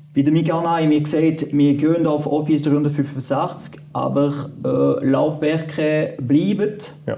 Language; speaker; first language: German; non-native, fluent; French